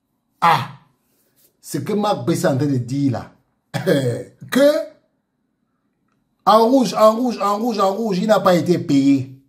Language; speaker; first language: French; native; French